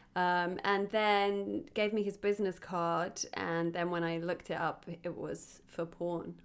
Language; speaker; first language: English; native; English